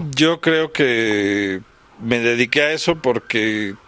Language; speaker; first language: Spanish; native; Spanish